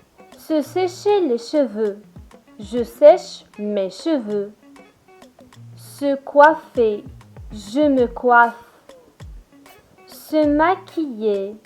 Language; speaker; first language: French; non-native, local second language; Arabic